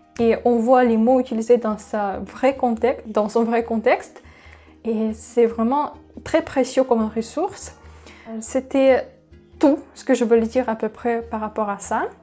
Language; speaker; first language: French; non-native, fluent; Russian